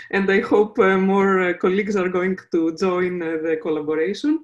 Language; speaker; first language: English; non-native, fluent; Greek